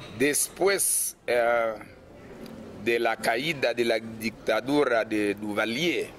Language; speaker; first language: Spanish; non-native, fluent; Haitian Creole